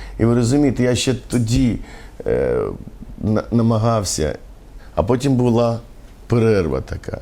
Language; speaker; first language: Ukrainian; non-native, local second language; Romany